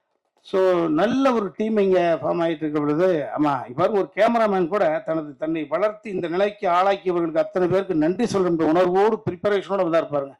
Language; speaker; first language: Tamil; native; Tamil